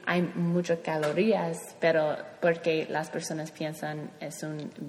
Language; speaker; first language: Spanish; non-native, learner; English